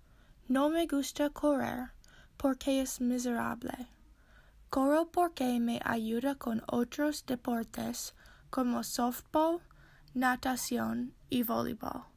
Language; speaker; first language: Spanish; non-native, learner; English